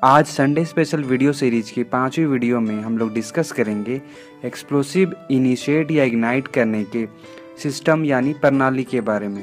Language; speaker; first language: Hindi; native; Hindi